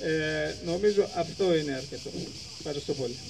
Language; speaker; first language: Greek; non-native, fluent; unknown